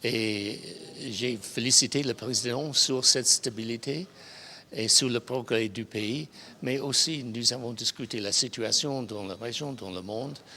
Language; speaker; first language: French; non-native, fluent; English